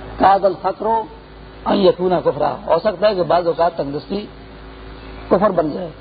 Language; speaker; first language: Urdu; non-native, local second language; Pashto